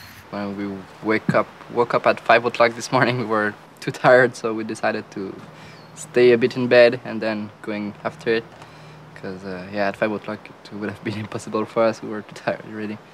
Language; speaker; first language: English; non-native, fluent; French